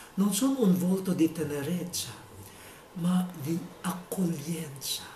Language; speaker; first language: Italian; non-native, fluent; Filipino